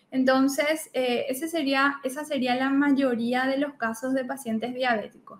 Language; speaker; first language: Spanish; native; Spanish